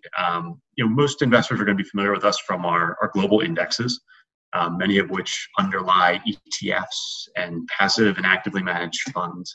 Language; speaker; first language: English; native; English